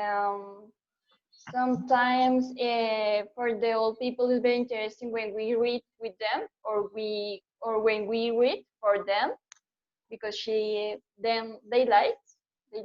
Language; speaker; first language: English; non-native, learner; Spanish